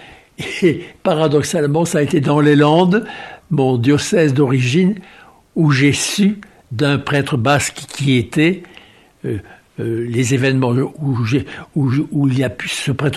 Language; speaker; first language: French; native; French